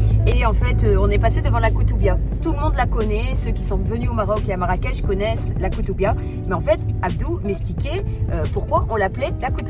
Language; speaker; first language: French; native; French